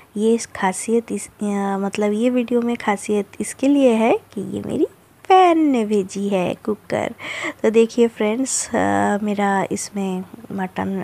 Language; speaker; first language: Hindi; non-native, local second language; Bangla